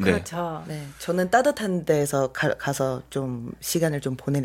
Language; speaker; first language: Korean; non-native, fluent; Chinese